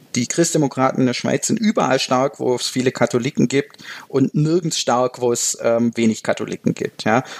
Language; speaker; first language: German; native; German